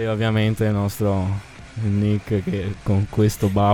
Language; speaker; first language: Italian; native; Italian